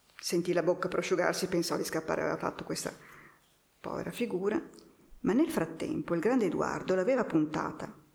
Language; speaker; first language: Italian; native; Italian